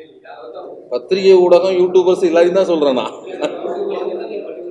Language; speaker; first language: Tamil; native; Tamil